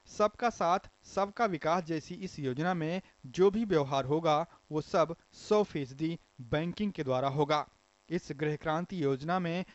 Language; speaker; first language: Hindi; non-native, local second language; Marathi